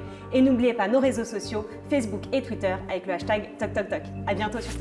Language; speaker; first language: French; native; French